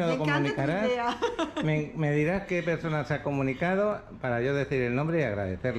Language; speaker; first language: Spanish; native; Spanish